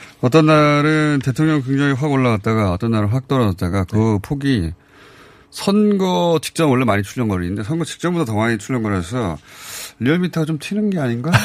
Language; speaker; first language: Korean; native; Korean